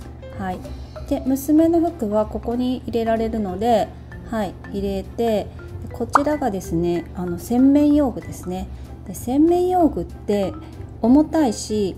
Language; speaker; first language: Japanese; native; Japanese